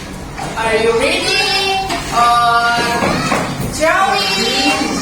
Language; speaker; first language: English; non-native, learner; Indonesian